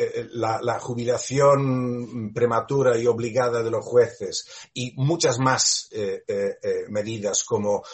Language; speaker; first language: Spanish; non-native, fluent; Polish